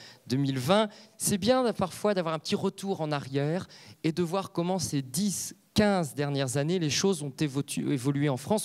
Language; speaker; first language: French; native; French